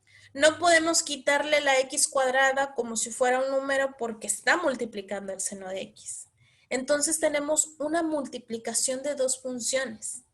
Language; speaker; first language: Spanish; native; Spanish